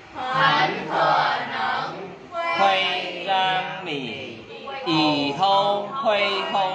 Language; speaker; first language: Chinese; non-native, learner; Vietnamese